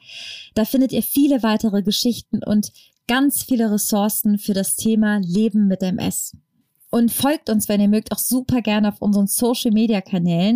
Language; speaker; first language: German; native; German